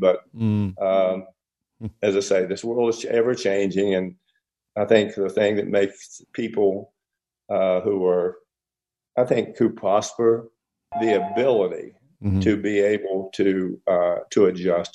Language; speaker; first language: English; native; English